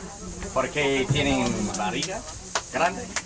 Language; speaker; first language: Spanish; non-native, learner; English